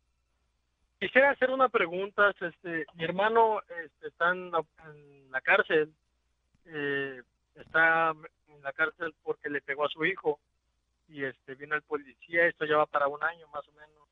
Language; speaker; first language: Spanish; native; Spanish